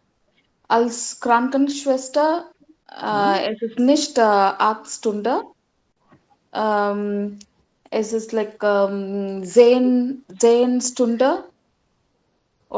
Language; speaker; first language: German; non-native, learner; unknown